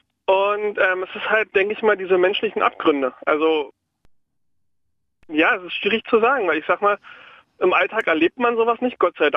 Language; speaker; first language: German; native; German